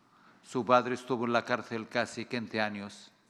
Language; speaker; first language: Spanish; non-native, fluent; Arabic